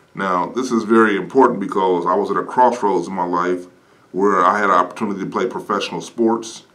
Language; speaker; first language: English; native; English